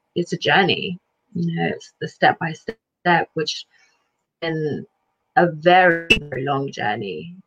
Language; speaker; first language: English; early bilingual, other home language; Lithuanian